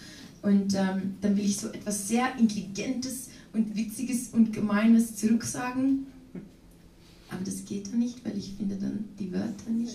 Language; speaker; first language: German; non-native, learner; Dutch